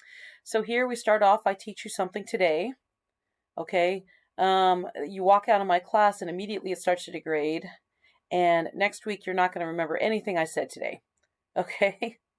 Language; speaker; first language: English; native; English